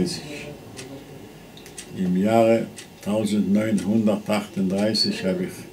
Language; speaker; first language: German; non-native, fluent; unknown